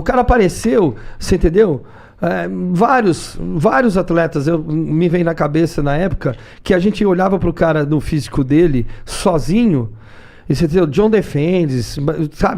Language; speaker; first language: Portuguese; native; Portuguese